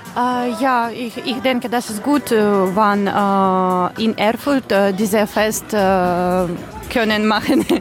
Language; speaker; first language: German; non-native, learner; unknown